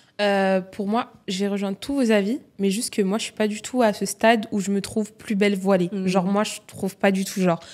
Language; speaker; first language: French; native; French